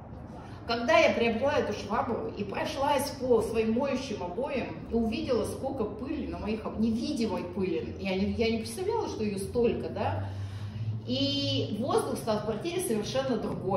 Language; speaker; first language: Russian; native; Russian